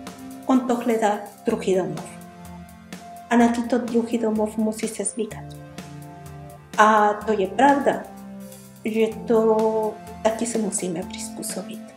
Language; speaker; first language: Czech; non-native, learner; Spanish